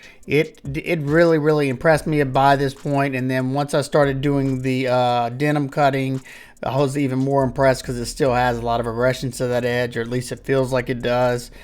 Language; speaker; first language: English; native; English